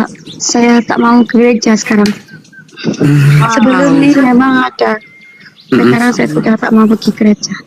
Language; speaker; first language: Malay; non-native, local second language; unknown